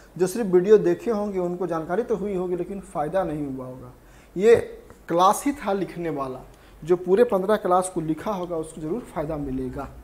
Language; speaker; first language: Hindi; native; Hindi